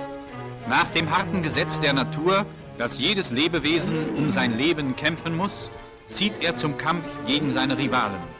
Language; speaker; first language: German; native; German